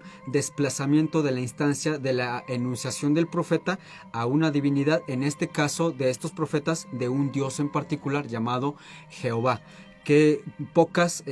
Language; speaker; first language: Spanish; native; Spanish